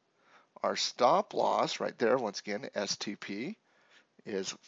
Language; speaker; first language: English; native; English